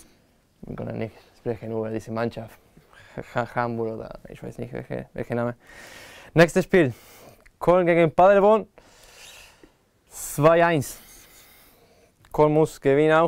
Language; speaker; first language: German; non-native, learner; Spanish